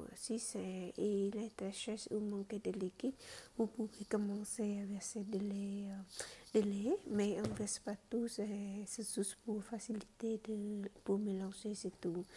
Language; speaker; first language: French; non-native, fluent; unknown